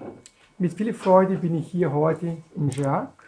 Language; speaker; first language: German; non-native, learner; Portuguese